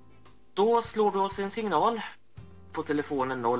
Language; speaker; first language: Swedish; native; Swedish